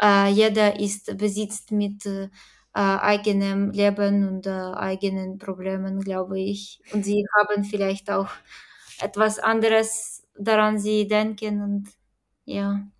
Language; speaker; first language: German; non-native, learner; Ukrainian